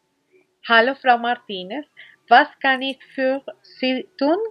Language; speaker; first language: German; non-native, learner; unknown